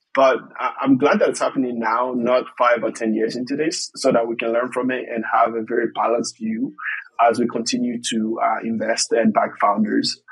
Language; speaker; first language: English; non-native, fluent; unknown